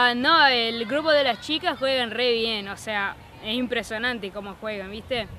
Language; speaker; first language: Spanish; non-native, fluent; English